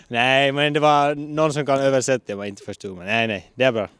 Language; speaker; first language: Swedish; non-native, learner; Finnish